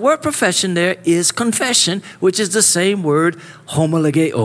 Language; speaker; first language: English; native; English